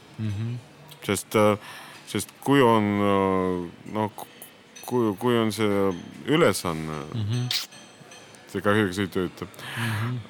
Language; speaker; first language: Estonian; non-native, local second language; Russian